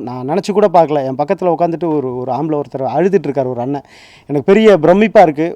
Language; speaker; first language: Tamil; native; Tamil